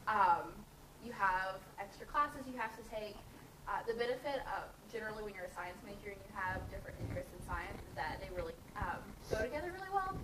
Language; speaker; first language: English; native; English